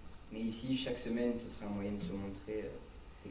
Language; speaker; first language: French; native; French